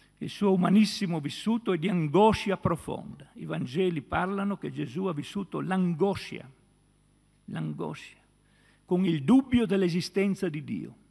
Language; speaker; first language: Italian; native; Italian